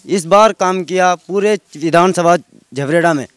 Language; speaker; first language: Hindi; native; Hindi